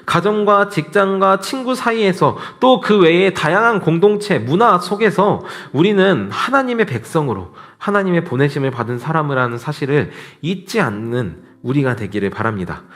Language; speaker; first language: Korean; native; Korean